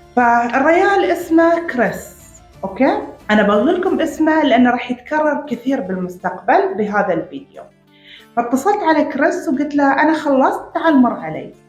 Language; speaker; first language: Arabic; native; Arabic